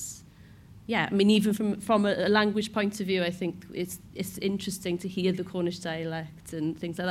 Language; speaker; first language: English; non-native, local second language; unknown